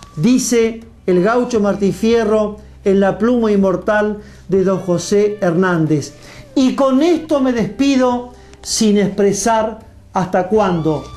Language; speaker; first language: Spanish; native; Spanish